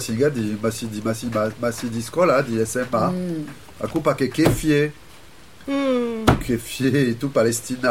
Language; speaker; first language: Indonesian; non-native, fluent; French